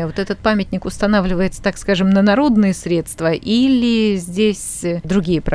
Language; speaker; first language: Russian; native; Russian